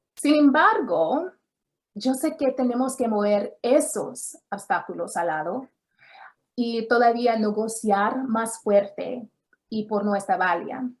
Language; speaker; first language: Spanish; early bilingual, heritage; English